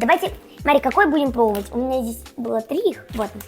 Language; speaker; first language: Russian; native; Russian